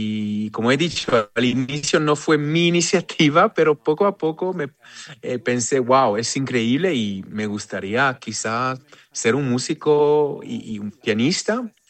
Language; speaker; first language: Spanish; non-native, fluent; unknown